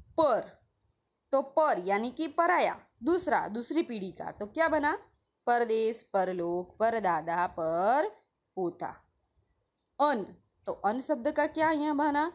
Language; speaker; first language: Hindi; non-native, local second language; Gujarati